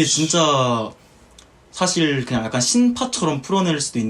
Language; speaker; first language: Korean; native; Korean